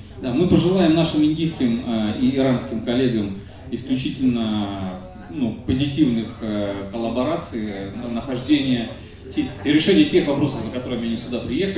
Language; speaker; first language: Russian; native; Russian